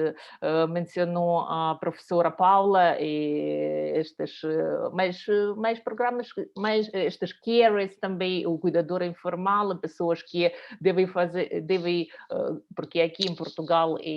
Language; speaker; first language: Portuguese; non-native, fluent; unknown